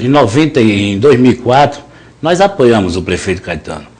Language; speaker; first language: Portuguese; native; Portuguese